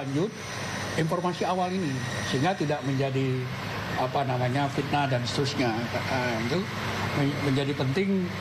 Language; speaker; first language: Indonesian; native; Indonesian